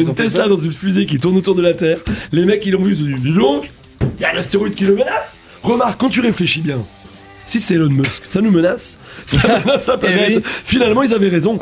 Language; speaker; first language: French; native; French